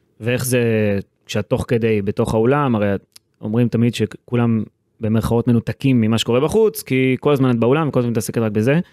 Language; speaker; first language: Hebrew; native; Hebrew